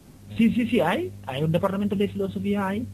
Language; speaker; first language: Spanish; non-native, learner; Wolof